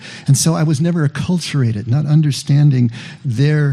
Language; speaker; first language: English; native; English